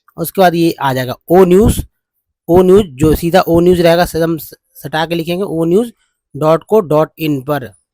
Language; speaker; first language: Hindi; native; Hindi